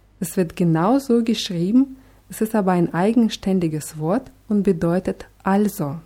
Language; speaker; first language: German; non-native, fluent; Russian